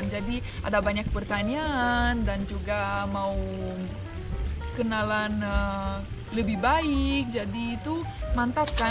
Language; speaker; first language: Indonesian; non-native, fluent; Romanian